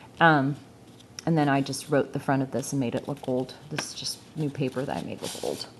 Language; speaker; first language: English; native; English